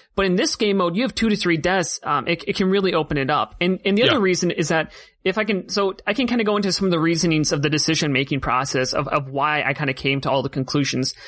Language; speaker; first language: English; native; English